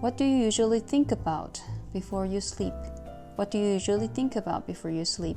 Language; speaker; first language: English; non-native, fluent; Korean